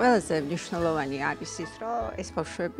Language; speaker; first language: Georgian; native; Georgian